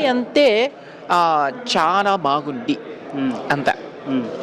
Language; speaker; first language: Telugu; non-native, learner; Japanese